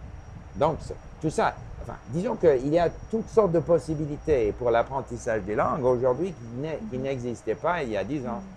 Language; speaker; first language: French; non-native, local second language; English